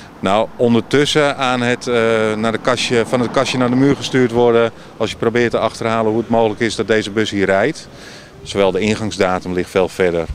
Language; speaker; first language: Dutch; native; Dutch